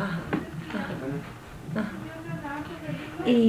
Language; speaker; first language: Spanish; non-native, fluent; English